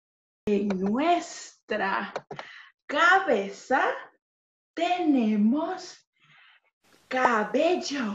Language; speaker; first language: Spanish; non-native, fluent; English